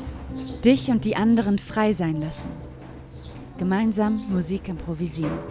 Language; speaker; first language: German; native; German